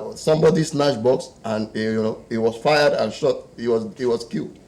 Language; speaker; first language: English; non-native, local second language; Yoruba